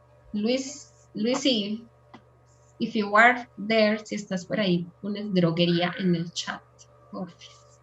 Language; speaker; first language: Spanish; non-native, fluent; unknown